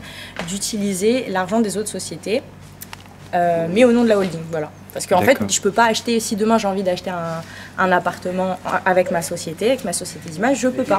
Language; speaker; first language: French; native; French